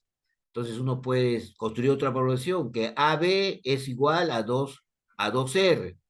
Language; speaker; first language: Spanish; native; Spanish